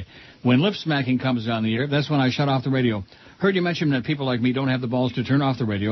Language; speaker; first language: English; native; English